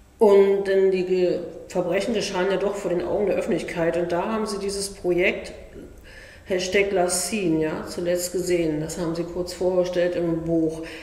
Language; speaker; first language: German; native; German